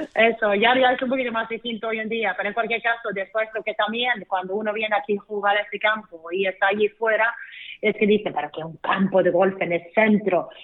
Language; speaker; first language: Spanish; non-native, fluent; Swedish